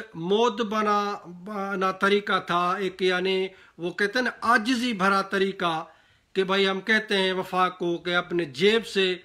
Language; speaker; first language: Urdu; non-native, local second language; Sindhi